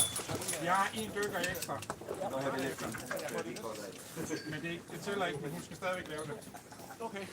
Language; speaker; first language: Danish; native; Danish